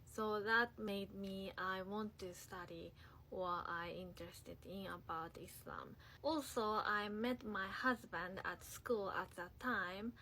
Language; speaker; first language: English; non-native, learner; Japanese